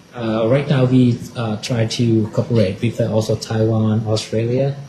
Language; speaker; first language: English; non-native, learner; Thai